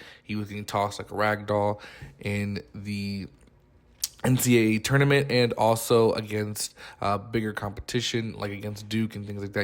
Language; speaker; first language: English; native; English